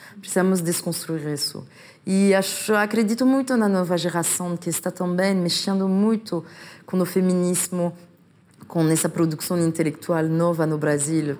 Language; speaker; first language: Portuguese; non-native, fluent; French